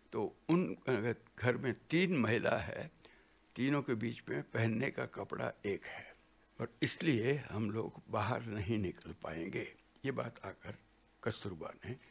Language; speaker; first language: Hindi; non-native, local second language; Gujarati